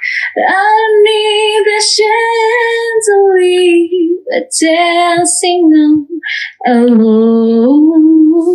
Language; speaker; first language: English; non-native, fluent; Russian